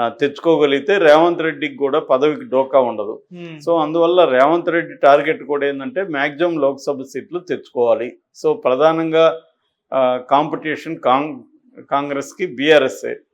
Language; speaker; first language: Telugu; native; Telugu